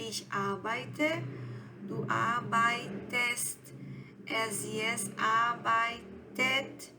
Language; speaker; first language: German; non-native, fluent; Portuguese